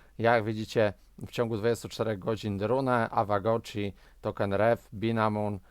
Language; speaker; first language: Polish; native; Polish